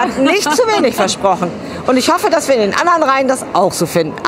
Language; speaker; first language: German; native; German